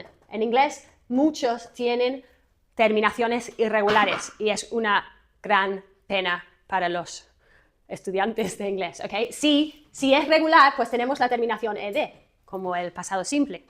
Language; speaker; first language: Spanish; non-native, fluent; English